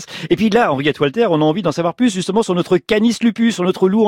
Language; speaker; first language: French; native; French